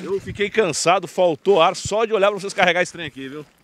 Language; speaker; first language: Portuguese; native; Portuguese